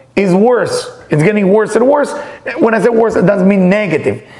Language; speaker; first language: English; non-native, fluent; Hebrew